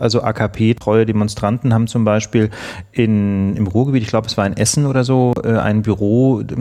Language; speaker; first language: German; native; German